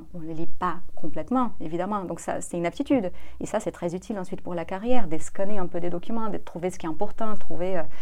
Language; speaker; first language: French; non-native, fluent; Portuguese